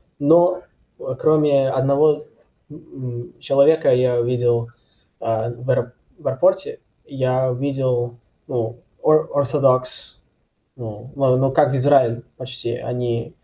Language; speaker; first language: Russian; early bilingual, heritage; Russian